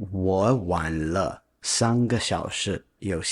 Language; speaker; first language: Chinese; non-native, learner; English